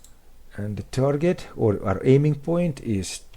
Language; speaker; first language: English; non-native, fluent; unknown